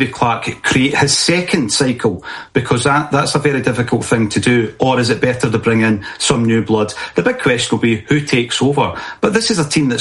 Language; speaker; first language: English; native; English